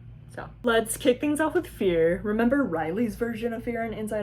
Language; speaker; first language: English; native; English